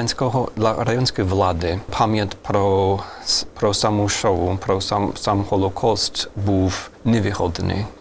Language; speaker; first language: Ukrainian; non-native, fluent; German